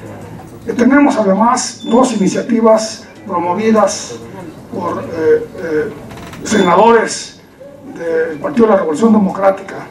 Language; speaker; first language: Spanish; native; Spanish